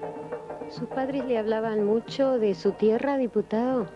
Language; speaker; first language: Spanish; native; Spanish